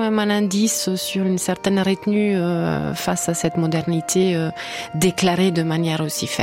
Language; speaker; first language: French; native; French